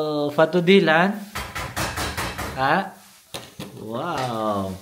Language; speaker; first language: Italian; non-native, learner; Filipino